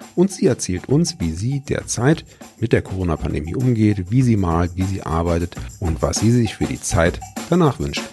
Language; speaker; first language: German; native; German